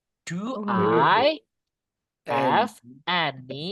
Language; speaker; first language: English; non-native, fluent; Indonesian